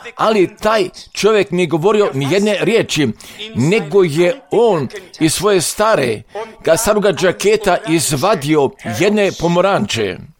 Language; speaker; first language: Croatian; non-native, fluent; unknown